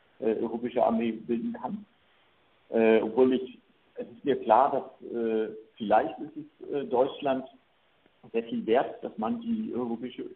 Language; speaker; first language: German; non-native, fluent; French